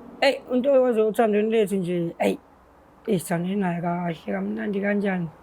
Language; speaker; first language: Zulu; native; Zulu